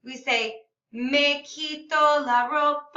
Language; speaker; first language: Spanish; non-native, learner; English